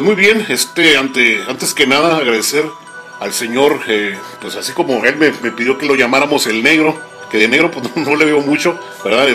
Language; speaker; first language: Spanish; native; Spanish